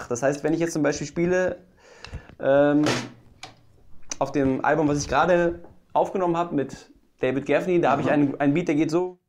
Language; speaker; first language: German; native; German